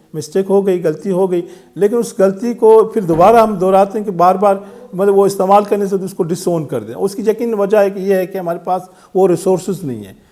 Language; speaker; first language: Urdu; non-native, local second language; Sindhi